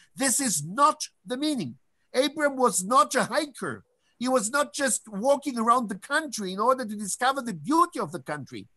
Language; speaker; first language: English; non-native, fluent; Hebrew